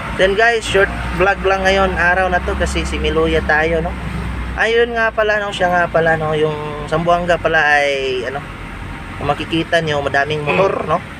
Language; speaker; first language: Filipino; non-native, local second language; Cebuano